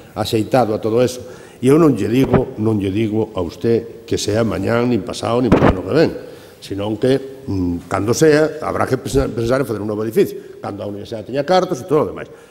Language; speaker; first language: Galician; native; Galician